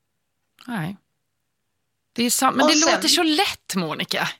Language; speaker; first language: Swedish; native; Swedish